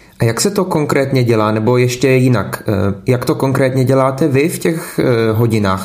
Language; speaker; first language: Czech; native; Czech